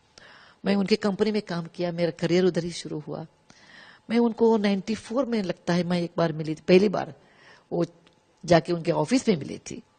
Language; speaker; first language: Hindi; non-native, local second language; Kannada